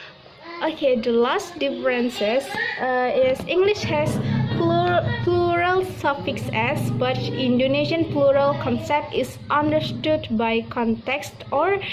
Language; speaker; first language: English; non-native, learner; Indonesian